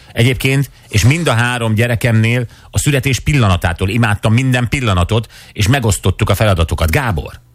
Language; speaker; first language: Hungarian; native; Hungarian